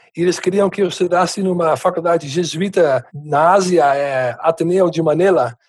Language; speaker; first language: Portuguese; non-native, fluent; Dutch